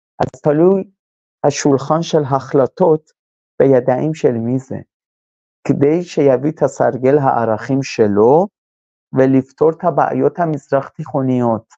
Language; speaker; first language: Hebrew; non-native, fluent; Persian